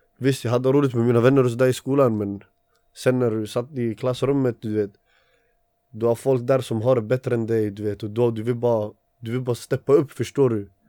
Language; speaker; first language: Swedish; early bilingual, other home language; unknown